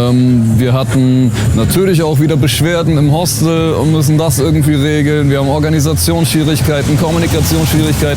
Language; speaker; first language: German; native; German